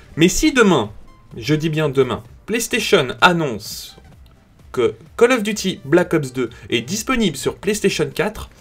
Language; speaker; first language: French; native; French